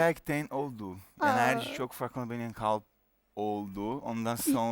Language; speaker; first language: Turkish; non-native, learner; Portuguese